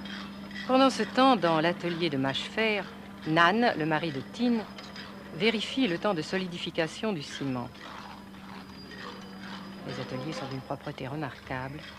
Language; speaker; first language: French; native; French